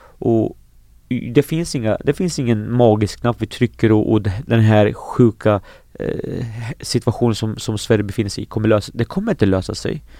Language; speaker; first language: Swedish; early bilingual, other home language; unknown